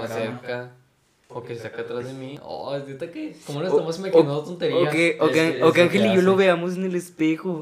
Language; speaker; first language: Spanish; native; Spanish